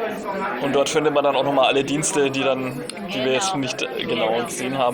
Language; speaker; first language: German; native; German